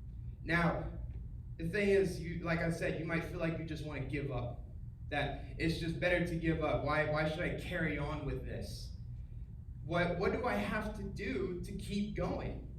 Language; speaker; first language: English; native; English